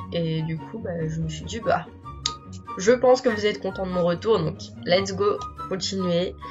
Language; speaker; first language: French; early bilingual, other home language; Portuguese